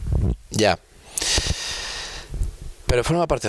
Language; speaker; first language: Spanish; native; Spanish